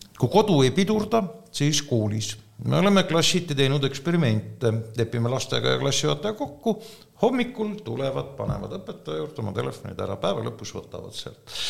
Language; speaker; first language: Estonian; native; Estonian